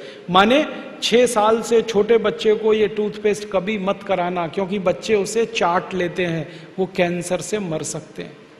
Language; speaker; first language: Hindi; native; Hindi